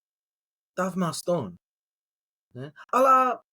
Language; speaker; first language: Greek; non-native, learner; English